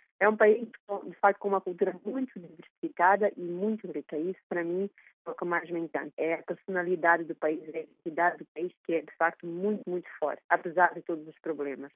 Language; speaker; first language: Portuguese; native; Portuguese